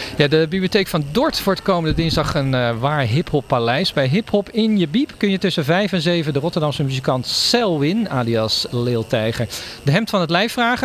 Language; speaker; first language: Dutch; native; Dutch